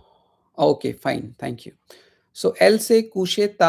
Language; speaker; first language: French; non-native, fluent; Hindi